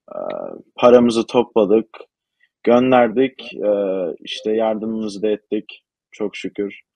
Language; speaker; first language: Turkish; early bilingual, heritage; Turkish